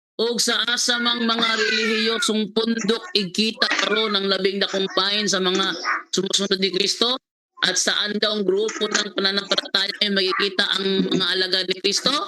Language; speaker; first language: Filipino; non-native, local second language; Cebuano